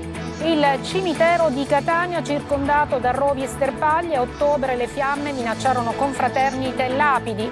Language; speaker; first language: Italian; native; Italian